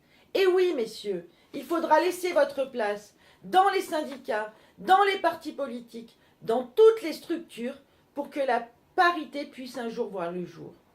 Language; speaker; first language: French; native; French